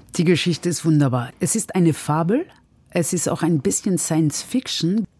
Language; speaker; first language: German; non-native, fluent; French